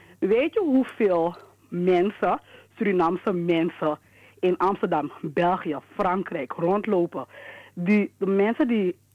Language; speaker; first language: Dutch; native; Dutch